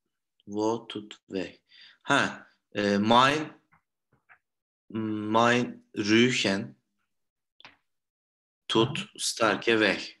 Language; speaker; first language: German; non-native, learner; Turkish